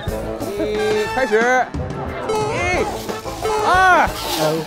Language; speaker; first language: Chinese; native; Chinese